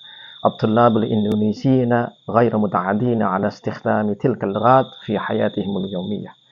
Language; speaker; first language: Arabic; non-native, fluent; Indonesian